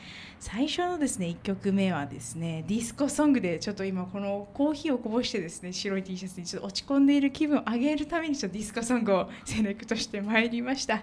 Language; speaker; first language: Japanese; native; Japanese